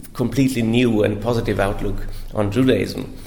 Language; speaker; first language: English; non-native, fluent; German